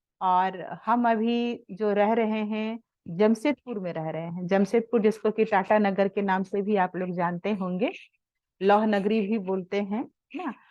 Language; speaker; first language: Hindi; native; Hindi